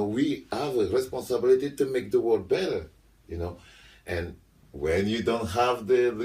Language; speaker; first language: English; non-native, local second language; French